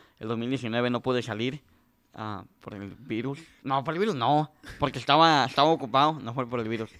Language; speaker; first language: Spanish; native; Spanish